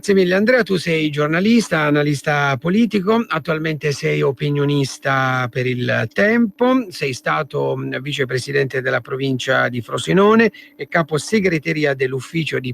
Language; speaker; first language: Italian; native; Italian